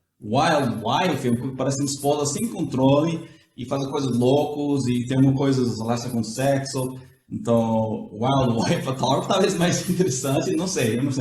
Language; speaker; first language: Portuguese; non-native, fluent; English